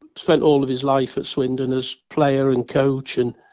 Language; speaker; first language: English; native; English